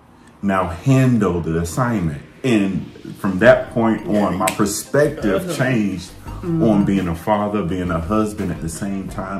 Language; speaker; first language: English; native; English